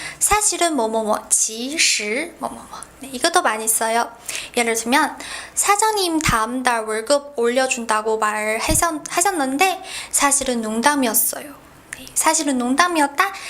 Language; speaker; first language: Korean; non-native, fluent; Chinese